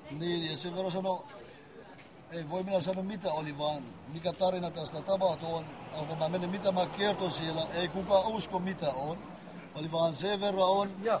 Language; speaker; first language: Finnish; non-native, learner; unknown